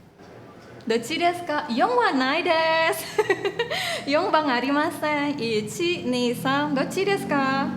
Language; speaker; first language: Japanese; non-native, fluent; Indonesian